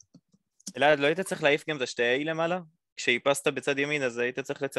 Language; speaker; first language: Hebrew; native; Hebrew